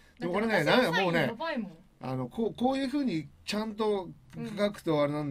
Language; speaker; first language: Japanese; native; Japanese